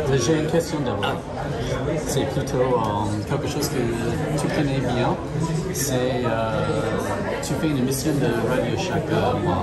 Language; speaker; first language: French; non-native, fluent; English